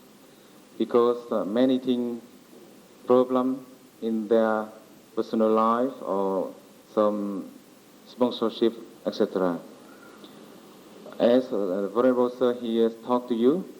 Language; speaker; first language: English; non-native, learner; Vietnamese